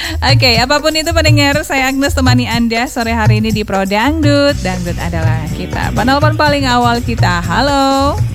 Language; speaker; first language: Indonesian; native; Indonesian